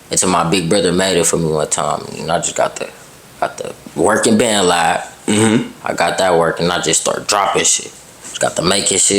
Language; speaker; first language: English; native; English